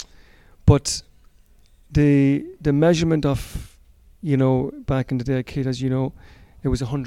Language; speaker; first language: English; native; English